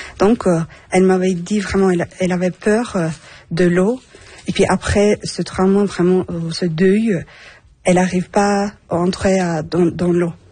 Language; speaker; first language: French; non-native, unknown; Turkish